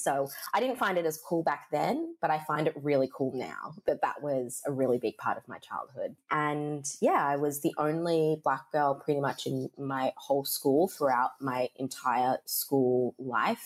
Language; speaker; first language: English; native; English